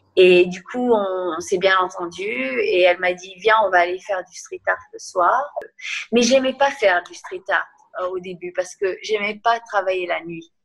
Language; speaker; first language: French; native; French